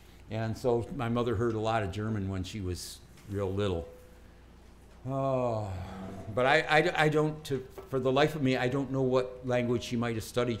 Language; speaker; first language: English; native; English